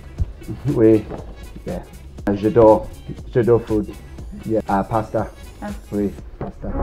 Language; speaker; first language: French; non-native, learner; English